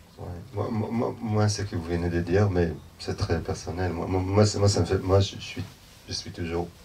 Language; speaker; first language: French; non-native, fluent; Hebrew